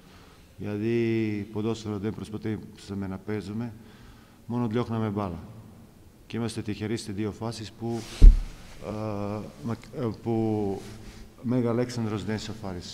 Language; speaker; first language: Greek; non-native, fluent; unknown